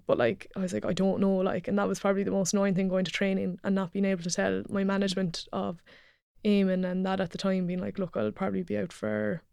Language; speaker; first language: English; native; English